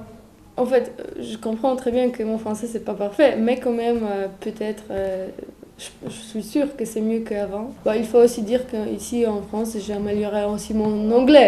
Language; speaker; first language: French; non-native, fluent; Polish